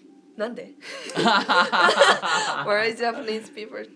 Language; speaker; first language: English; non-native, learner; Japanese